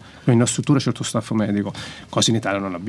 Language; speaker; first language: Italian; native; Italian